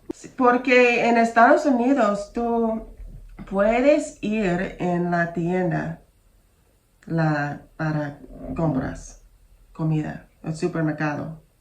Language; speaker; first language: Spanish; non-native, learner; English